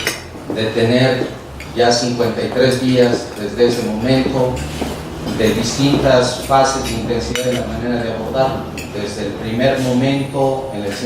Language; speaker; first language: Spanish; native; Spanish